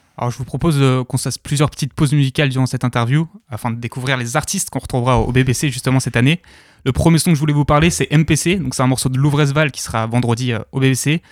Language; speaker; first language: French; native; French